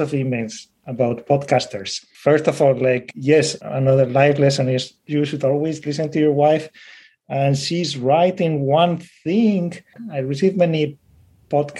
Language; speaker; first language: English; non-native, fluent; Spanish